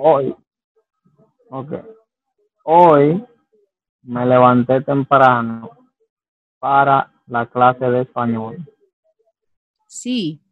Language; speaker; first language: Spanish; non-native, learner; English